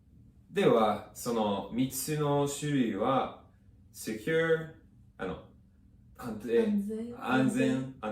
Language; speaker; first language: Japanese; non-native, fluent; English